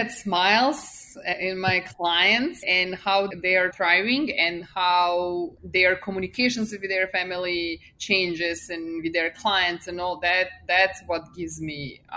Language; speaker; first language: English; non-native, fluent; Serbian